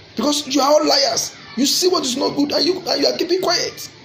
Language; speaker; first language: English; non-native, local second language; Yoruba